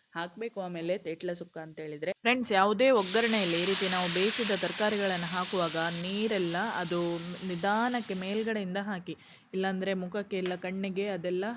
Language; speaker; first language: Kannada; non-native, local second language; Konkani